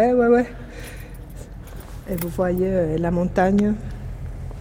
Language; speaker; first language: French; non-native, fluent; Spanish